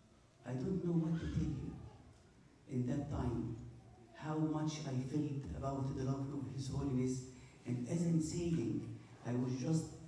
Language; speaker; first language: English; non-native, fluent; Arabic